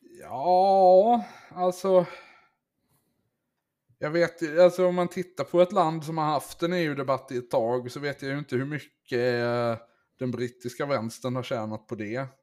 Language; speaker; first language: Swedish; native; Swedish